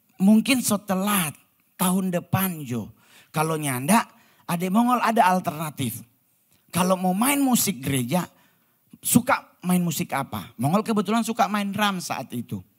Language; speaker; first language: Indonesian; native; Indonesian